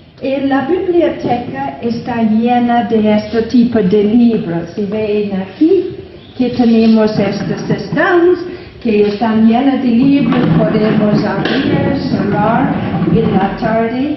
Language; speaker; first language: Spanish; non-native, fluent; English